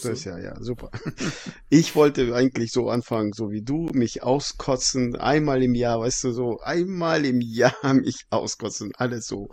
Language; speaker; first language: German; non-native, fluent; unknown